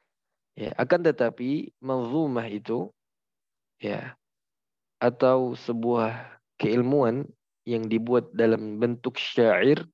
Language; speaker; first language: Indonesian; native; Indonesian